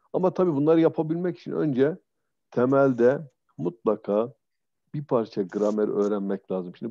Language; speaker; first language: Turkish; native; Turkish